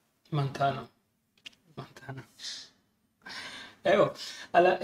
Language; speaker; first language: Greek; non-native, fluent; Spanish